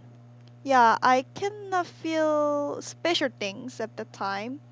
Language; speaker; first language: English; non-native, learner; Korean